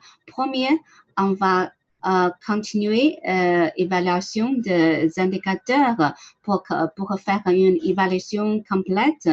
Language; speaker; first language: French; non-native, learner; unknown